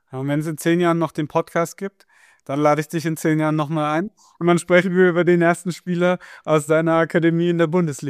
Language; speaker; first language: German; native; German